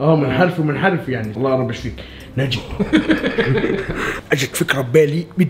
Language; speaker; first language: Arabic; native; Arabic